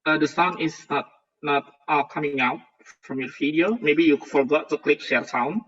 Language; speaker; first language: English; non-native, fluent; Indonesian